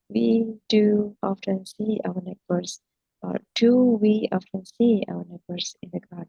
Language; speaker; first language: English; non-native, fluent; Indonesian